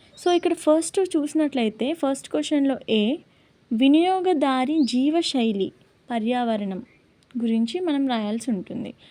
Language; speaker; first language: Telugu; non-native, local second language; Lambadi